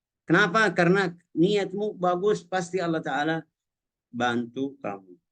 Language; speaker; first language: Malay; non-native, fluent; Arabic